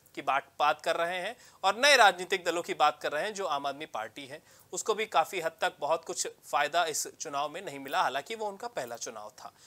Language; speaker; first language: Hindi; native; Hindi